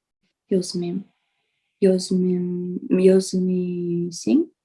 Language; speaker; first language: Japanese; non-native, fluent; Russian